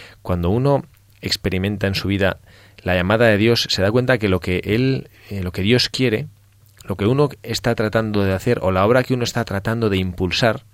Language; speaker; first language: Spanish; native; Spanish